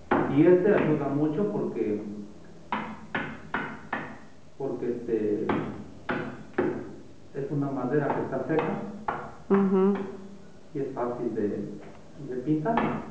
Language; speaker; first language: Spanish; native; Spanish